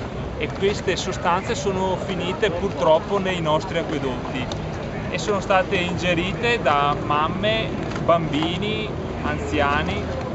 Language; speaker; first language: Italian; native; Italian